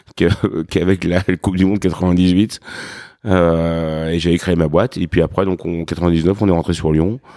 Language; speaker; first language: French; native; French